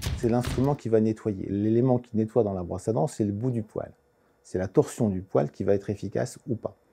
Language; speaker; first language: French; native; French